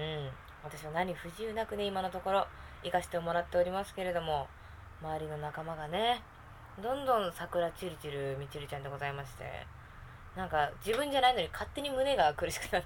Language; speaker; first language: Japanese; native; Japanese